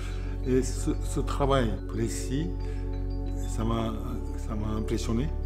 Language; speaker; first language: French; non-native, fluent; Japanese